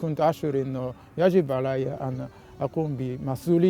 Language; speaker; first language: Arabic; non-native, fluent; Japanese